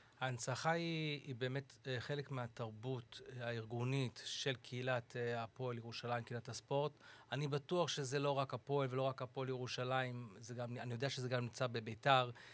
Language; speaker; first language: Hebrew; early bilingual, other home language; English